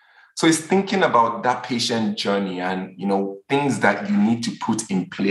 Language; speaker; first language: English; non-native, local second language; Yoruba